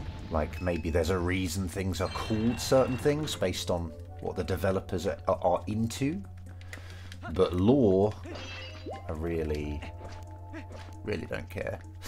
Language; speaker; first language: English; native; English